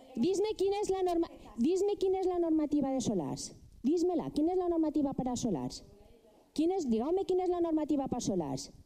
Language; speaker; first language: Catalan; native; Catalan